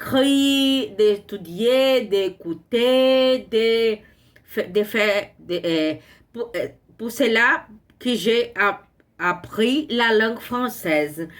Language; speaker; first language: French; non-native, learner; Portuguese